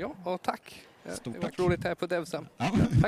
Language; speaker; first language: Swedish; non-native, fluent; English